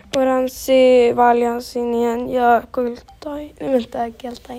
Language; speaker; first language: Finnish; non-native, learner; Swedish